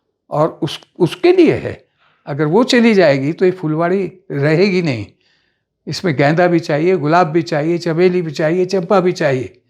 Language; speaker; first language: Hindi; native; Hindi